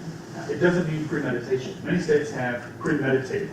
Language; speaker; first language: English; native; English